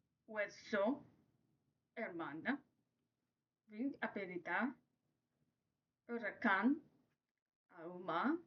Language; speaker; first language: Spanish; non-native, learner; English